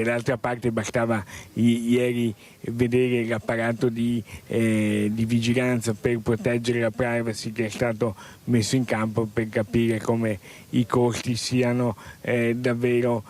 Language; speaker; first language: Italian; native; Italian